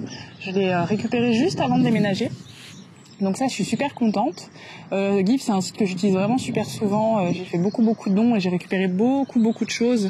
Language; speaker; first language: French; native; French